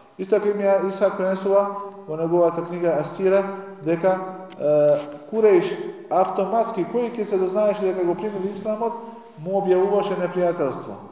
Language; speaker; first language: Macedonian; non-native, local second language; Albanian